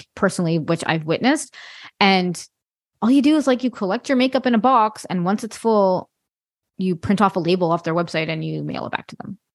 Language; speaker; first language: English; non-native, fluent; French